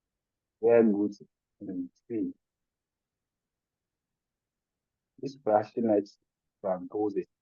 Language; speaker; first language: German; non-native, learner; English